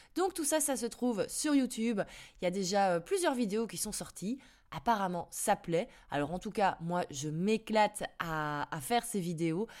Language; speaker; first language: French; native; French